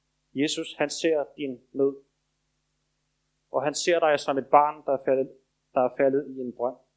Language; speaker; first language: Danish; native; Danish